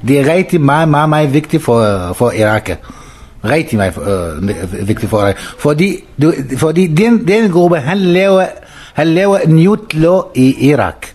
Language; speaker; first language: Danish; non-native, learner; Arabic